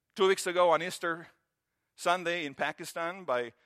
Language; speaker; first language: English; non-native, fluent; Romanian